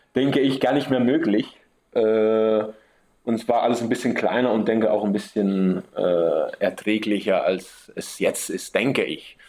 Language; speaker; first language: German; early bilingual, heritage; German